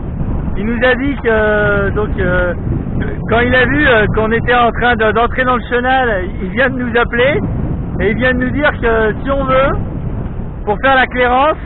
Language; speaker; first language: French; native; French